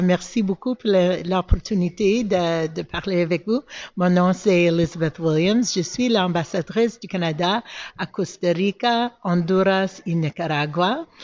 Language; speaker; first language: French; non-native, local second language; English